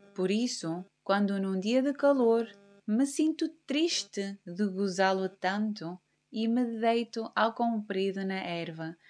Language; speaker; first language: Portuguese; native; Portuguese